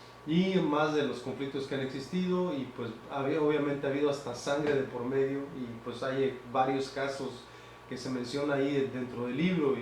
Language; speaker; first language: Spanish; native; Spanish